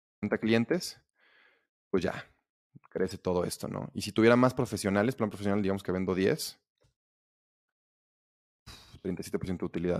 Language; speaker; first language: Spanish; native; Spanish